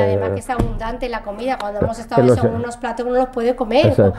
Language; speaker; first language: Italian; non-native, learner; Spanish